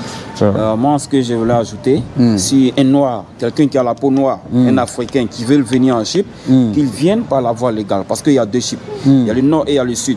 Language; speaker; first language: French; native; French